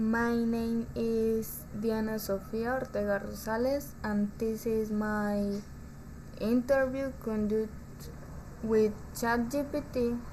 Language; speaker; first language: English; non-native, learner; Spanish